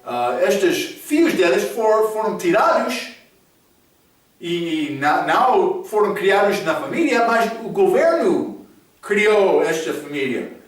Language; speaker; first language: Portuguese; non-native, fluent; English